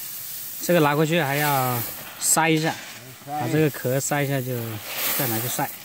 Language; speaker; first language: Chinese; native; Chinese